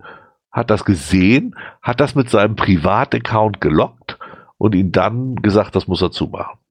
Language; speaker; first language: German; native; German